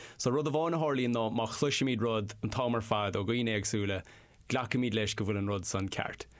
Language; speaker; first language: Irish; non-native, local second language; English